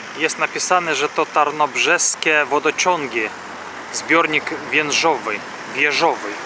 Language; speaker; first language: Polish; non-native, fluent; Russian